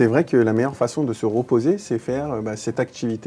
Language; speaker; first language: French; native; French